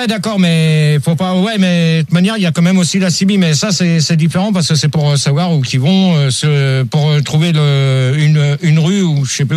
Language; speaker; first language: French; native; French